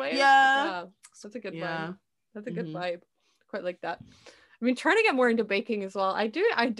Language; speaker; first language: English; native; English